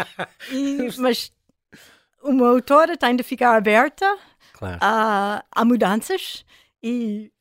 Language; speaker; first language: Portuguese; non-native, fluent; English